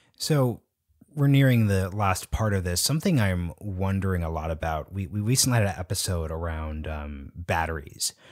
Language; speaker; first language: English; native; English